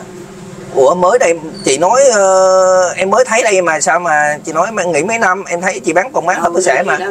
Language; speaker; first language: Vietnamese; native; Vietnamese